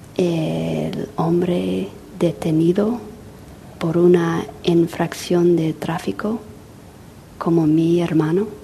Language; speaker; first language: Spanish; non-native, fluent; English